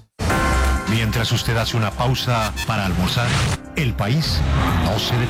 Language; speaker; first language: Spanish; native; Spanish